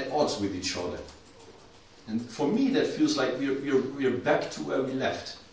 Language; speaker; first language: English; non-native, fluent; Dutch